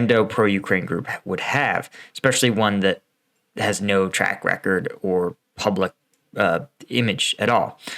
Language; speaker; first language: English; native; English